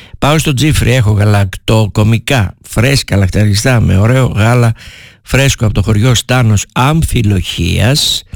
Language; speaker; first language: Greek; native; Greek